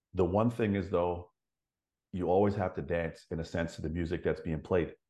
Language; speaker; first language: English; native; English